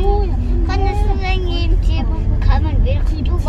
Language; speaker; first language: Korean; non-native, learner; Mizo